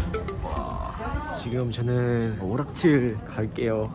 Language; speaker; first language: Korean; non-native, learner; Thai